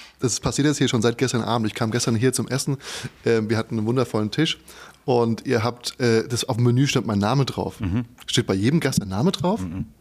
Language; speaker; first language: German; native; German